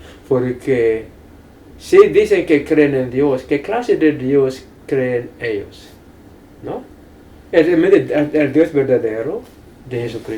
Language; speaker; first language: Spanish; non-native, fluent; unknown